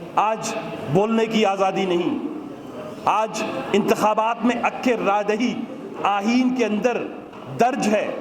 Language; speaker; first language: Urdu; non-native, local second language; Baluchi